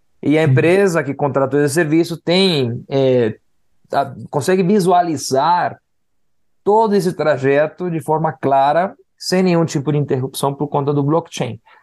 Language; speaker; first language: Portuguese; non-native, fluent; Spanish